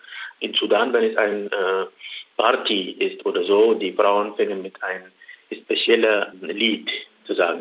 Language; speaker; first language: German; non-native, learner; Arabic